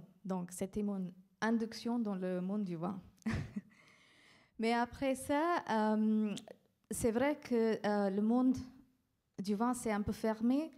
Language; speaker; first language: French; non-native, fluent; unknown